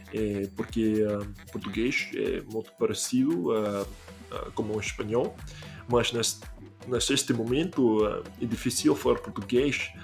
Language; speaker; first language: Portuguese; non-native, learner; English